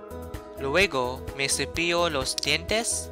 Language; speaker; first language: Spanish; non-native, learner; English